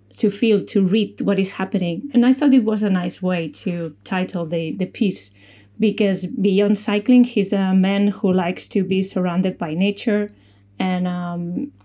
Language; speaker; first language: English; non-native, fluent; Spanish